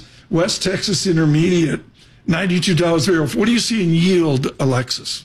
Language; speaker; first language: English; native; English